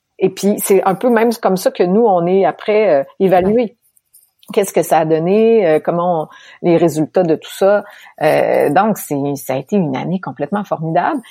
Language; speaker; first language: French; native; French